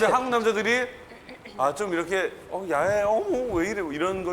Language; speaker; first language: Korean; native; Korean